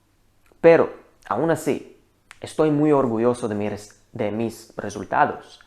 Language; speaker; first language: Spanish; non-native, learner; Hebrew